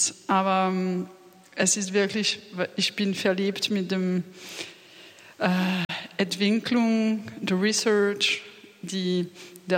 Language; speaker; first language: German; non-native, fluent; French